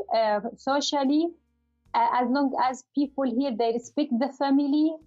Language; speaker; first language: English; non-native, learner; Arabic